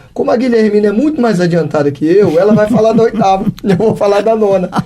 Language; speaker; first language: Portuguese; native; Portuguese